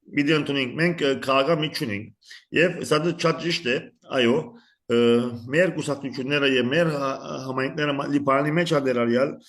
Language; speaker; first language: Armenian; early bilingual, heritage; Armenian